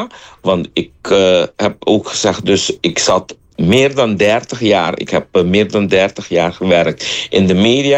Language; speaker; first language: Dutch; non-native, local second language; Papiamento